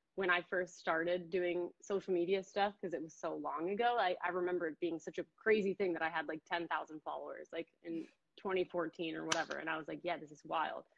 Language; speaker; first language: English; native; English